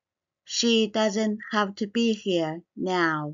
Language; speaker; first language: English; non-native, fluent; Chinese